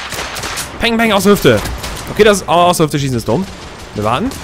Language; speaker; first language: German; native; German